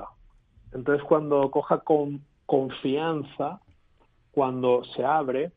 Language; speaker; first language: Spanish; native; Spanish